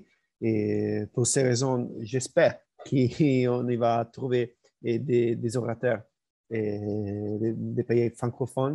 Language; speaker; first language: French; non-native, learner; Spanish